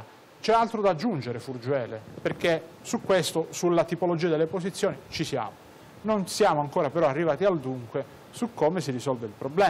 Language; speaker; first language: Italian; native; Italian